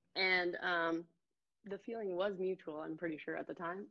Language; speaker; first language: English; native; English